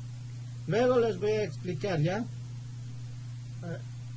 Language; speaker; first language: Spanish; native; Spanish